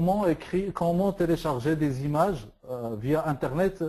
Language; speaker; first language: French; non-native, learner; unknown